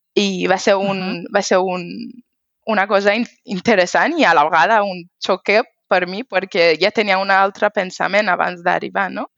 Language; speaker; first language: Catalan; non-native, fluent; Persian